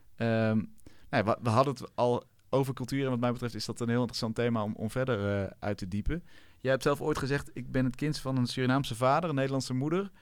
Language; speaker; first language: Dutch; native; Dutch